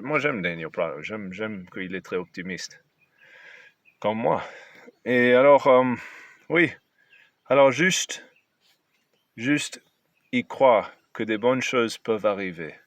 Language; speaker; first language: French; non-native, fluent; English